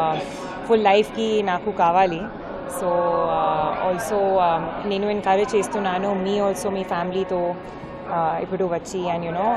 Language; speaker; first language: Telugu; non-native, learner; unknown